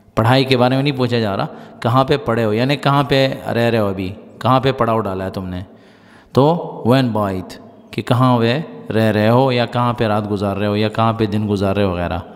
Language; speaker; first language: Urdu; non-native, local second language; Pashto